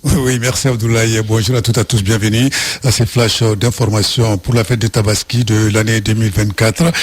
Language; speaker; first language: French; non-native, local second language; Bambara